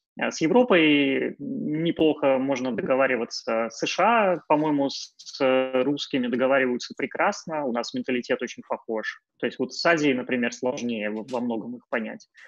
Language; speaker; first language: Russian; native; Russian